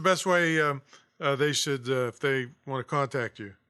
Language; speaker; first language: English; native; English